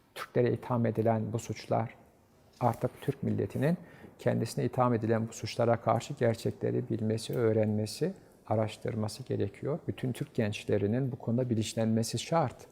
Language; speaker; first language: Turkish; native; Turkish